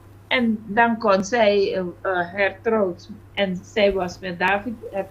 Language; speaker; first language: Dutch; non-native, fluent; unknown